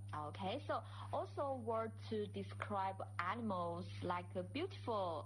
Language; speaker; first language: English; non-native, fluent; Chinese